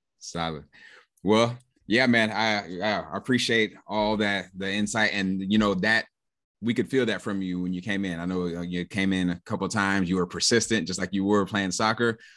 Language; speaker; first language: English; native; English